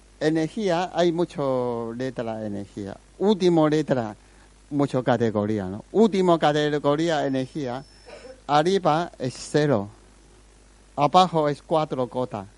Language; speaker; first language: Spanish; non-native, learner; Chinese